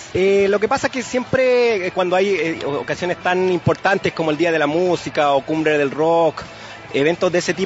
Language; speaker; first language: Spanish; native; Spanish